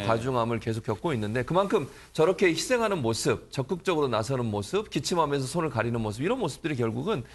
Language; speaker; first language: Korean; native; Korean